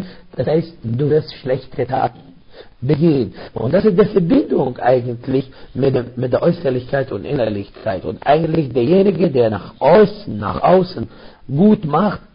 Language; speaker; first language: German; non-native, fluent; Arabic